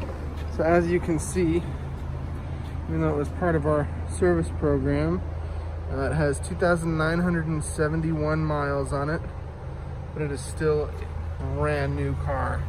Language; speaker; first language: English; native; English